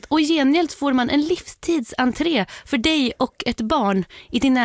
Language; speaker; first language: Swedish; native; Swedish